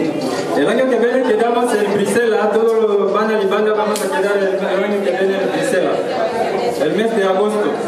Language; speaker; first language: Spanish; non-native, learner; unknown